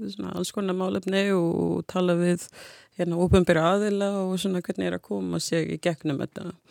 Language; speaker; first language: Icelandic; non-native, fluent; English